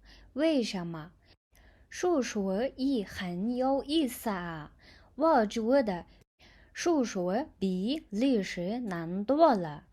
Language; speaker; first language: Chinese; non-native, fluent; Mongolian